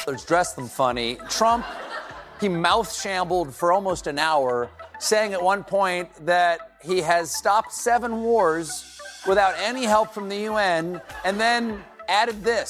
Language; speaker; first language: English; native; English